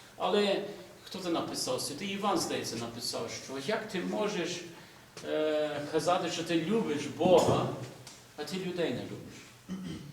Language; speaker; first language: Ukrainian; early bilingual, heritage; Ukrainian